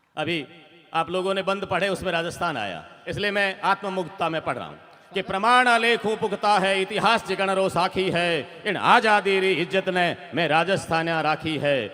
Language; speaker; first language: Hindi; non-native, local second language; Rajasthani